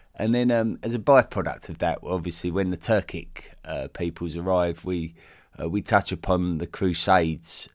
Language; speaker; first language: English; native; English